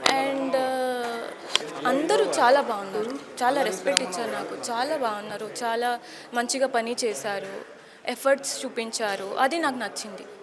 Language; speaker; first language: Telugu; non-native, learner; Hindi